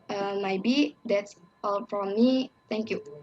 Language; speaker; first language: English; non-native, learner; Indonesian